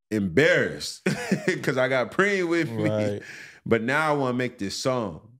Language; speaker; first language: English; native; English